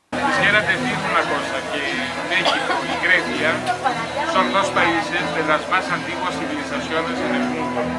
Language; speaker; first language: Spanish; non-native, fluent; Greek